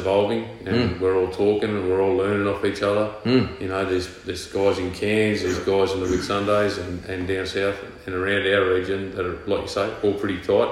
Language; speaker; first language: English; native; English